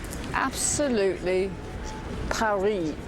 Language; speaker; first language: English; native; English